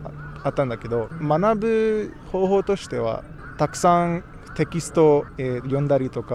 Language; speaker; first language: Japanese; non-native, fluent; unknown